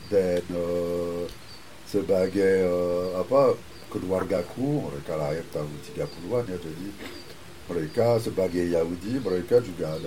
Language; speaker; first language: Indonesian; non-native, fluent; French